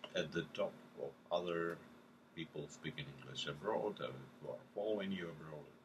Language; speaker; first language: English; non-native, fluent; Russian